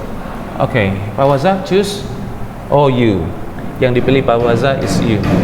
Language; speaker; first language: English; non-native, fluent; Indonesian